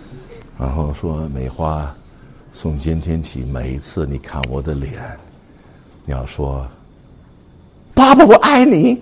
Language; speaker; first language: Chinese; non-native, fluent; English